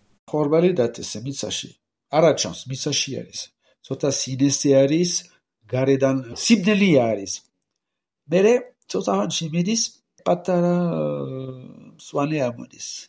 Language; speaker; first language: Georgian; non-native, learner; French